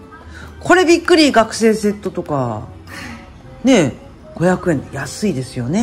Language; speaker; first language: Japanese; native; Japanese